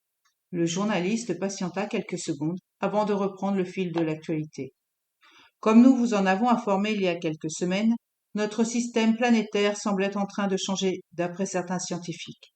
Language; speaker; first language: French; native; French